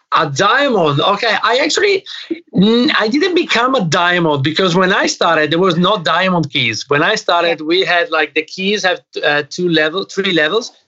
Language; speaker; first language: English; non-native, fluent; Italian